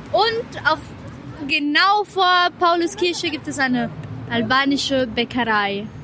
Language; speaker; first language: German; non-native, fluent; Italian